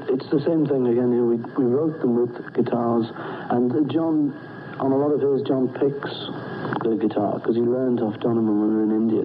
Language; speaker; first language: English; native; English